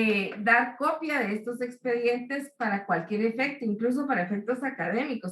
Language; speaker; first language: Spanish; native; Spanish